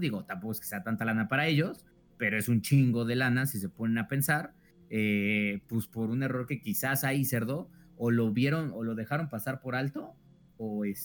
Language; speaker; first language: Spanish; native; Spanish